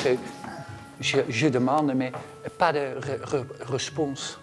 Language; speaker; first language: French; non-native, learner; Dutch